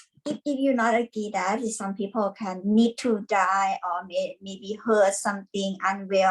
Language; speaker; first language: English; non-native, learner; Thai